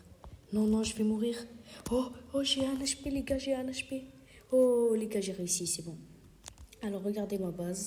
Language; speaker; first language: French; native; French